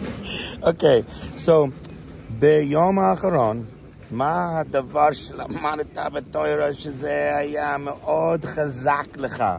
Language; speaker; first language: Hebrew; non-native, learner; English